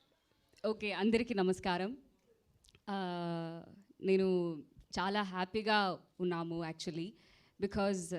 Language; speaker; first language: Telugu; non-native, learner; Malayalam